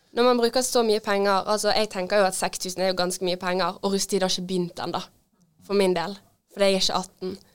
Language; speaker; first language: Norwegian; native; Norwegian